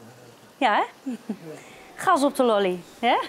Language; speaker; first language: Dutch; native; Dutch